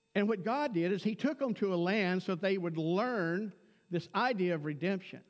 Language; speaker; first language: English; native; English